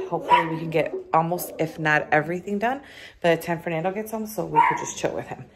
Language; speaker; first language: English; early bilingual, other home language; Spanish